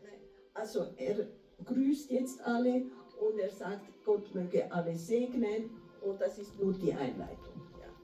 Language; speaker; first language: German; non-native, fluent; Portuguese